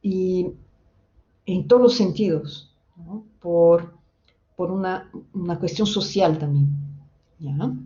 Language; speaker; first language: Spanish; non-native, fluent; Portuguese